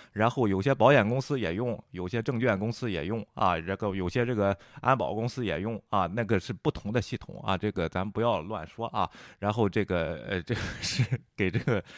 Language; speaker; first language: Chinese; native; Chinese